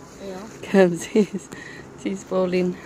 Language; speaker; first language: English; non-native, learner; Filipino